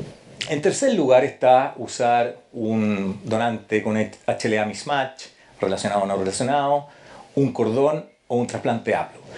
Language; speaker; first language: Spanish; native; Spanish